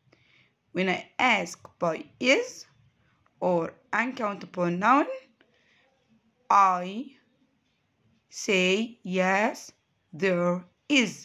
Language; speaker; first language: English; non-native, fluent; Arabic